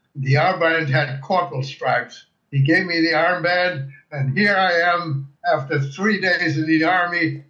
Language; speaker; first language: English; early bilingual, other home language; German